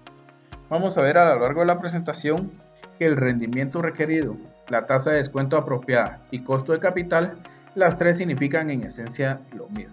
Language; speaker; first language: Spanish; native; Spanish